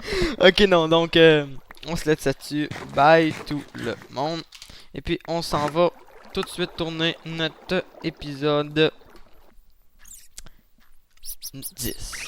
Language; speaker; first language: French; native; French